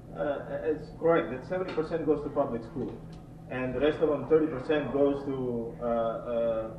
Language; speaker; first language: English; non-native, fluent; Indonesian